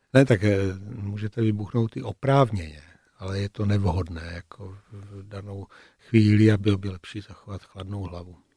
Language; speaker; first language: Czech; native; Czech